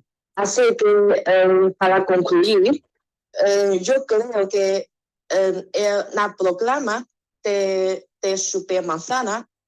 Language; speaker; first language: Spanish; non-native, learner; Chinese